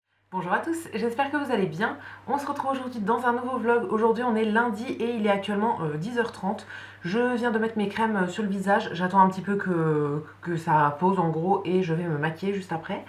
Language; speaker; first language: French; native; French